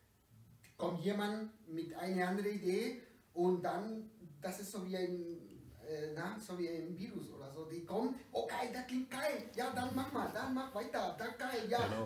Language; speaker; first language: German; non-native, learner; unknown